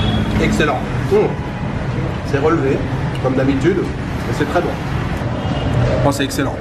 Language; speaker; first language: French; native; French